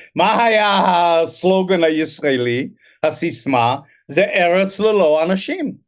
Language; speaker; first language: Hebrew; non-native, fluent; English